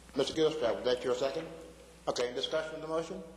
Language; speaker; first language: English; native; English